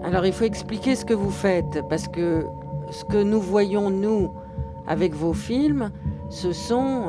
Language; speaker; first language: French; native; French